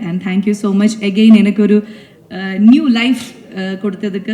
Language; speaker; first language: Tamil; non-native, fluent; Malayalam